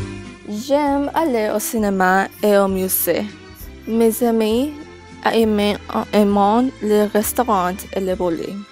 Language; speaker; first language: French; non-native, learner; English